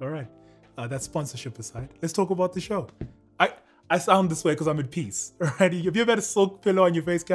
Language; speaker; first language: English; native; English